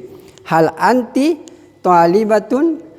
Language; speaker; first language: Arabic; non-native, fluent; Indonesian